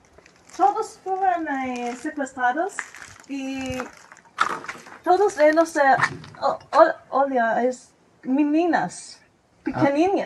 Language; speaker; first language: Spanish; non-native, learner; Hebrew